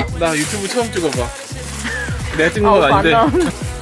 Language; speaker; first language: Korean; native; Korean